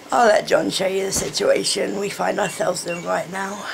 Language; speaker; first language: English; native; English